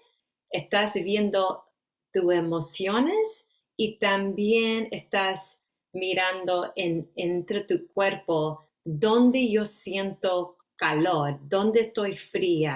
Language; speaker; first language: Spanish; early bilingual, heritage; Spanish